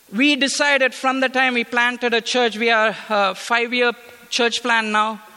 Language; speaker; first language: English; non-native, local second language; Tamil